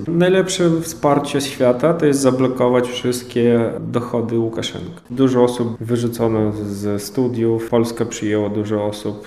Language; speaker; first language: Polish; non-native, fluent; Russian